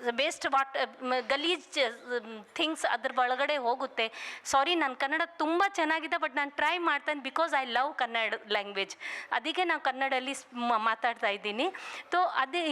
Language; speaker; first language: Kannada; non-native, local second language; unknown